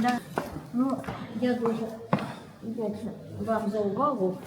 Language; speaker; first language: Ukrainian; non-native, local second language; Russian